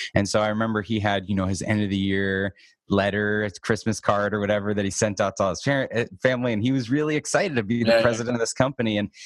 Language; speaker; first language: English; native; English